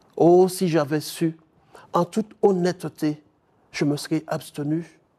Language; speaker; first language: French; native; French